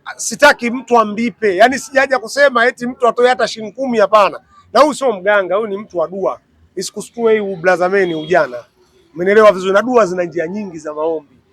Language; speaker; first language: Swahili; native; Swahili